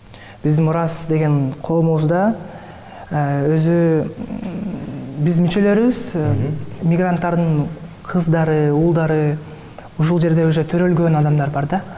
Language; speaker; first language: Kyrgyz; early bilingual, heritage; Kyrgyz